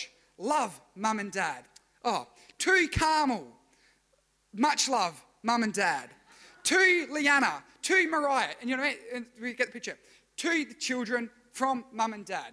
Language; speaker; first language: English; native; English